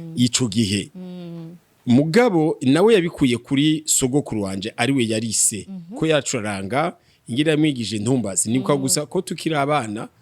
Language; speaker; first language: Rundi; native; Rundi